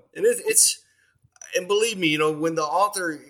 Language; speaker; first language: English; native; English